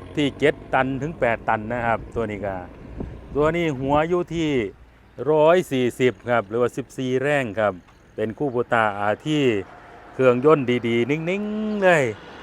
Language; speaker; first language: Thai; native; Thai